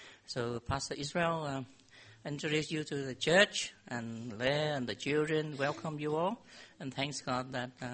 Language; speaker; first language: English; non-native, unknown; Vietnamese